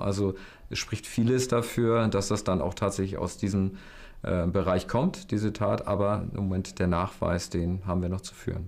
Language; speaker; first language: German; native; German